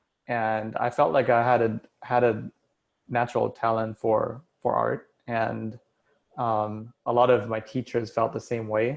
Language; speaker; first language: English; non-native, fluent; German